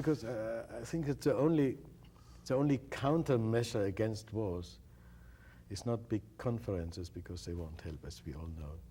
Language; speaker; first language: English; non-native, fluent; German